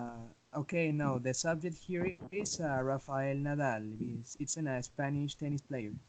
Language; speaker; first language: English; non-native, learner; Spanish